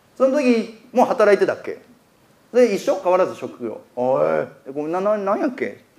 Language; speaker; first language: Japanese; native; Japanese